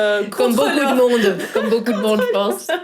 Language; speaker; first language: French; native; French